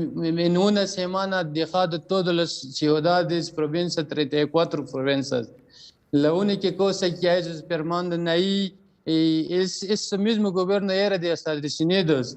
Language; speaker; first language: Spanish; non-native, learner; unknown